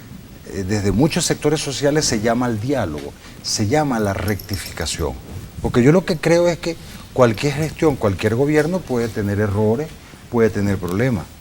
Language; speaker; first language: Spanish; native; Spanish